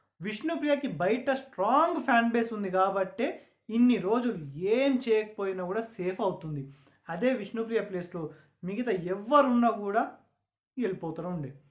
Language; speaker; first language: Telugu; non-native, local second language; Urdu